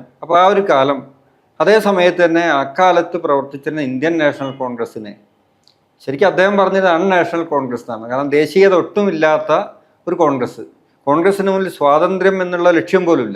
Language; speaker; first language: Malayalam; native; Malayalam